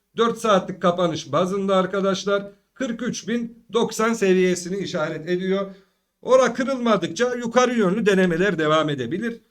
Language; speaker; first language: Turkish; early bilingual, heritage; Turkish